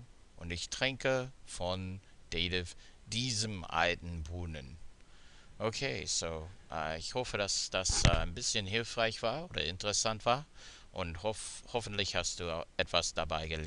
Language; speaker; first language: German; non-native, fluent; English